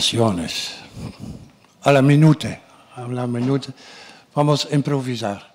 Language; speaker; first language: Spanish; non-native, learner; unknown